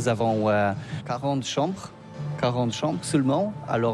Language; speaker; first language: French; non-native, learner; Polish